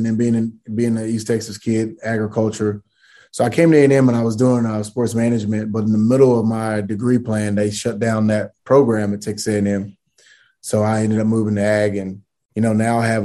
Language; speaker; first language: English; native; English